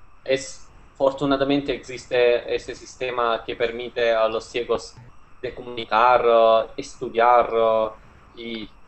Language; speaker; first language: Spanish; non-native, fluent; Italian